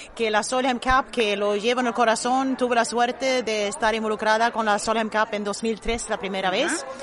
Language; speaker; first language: Spanish; non-native, fluent; Swedish